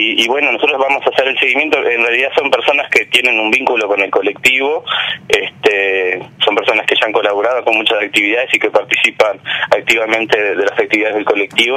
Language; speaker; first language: Spanish; native; Spanish